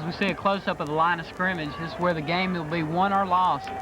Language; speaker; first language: English; native; English